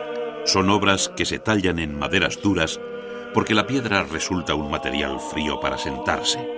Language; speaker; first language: Spanish; native; Spanish